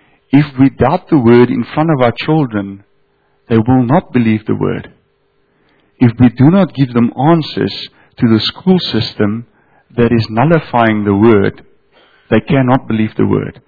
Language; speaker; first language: English; non-native, local second language; Afrikaans